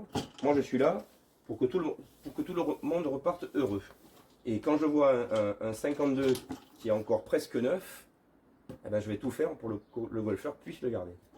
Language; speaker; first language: French; native; French